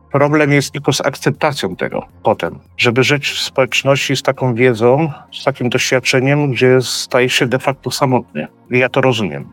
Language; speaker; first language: Polish; early bilingual, heritage; Polish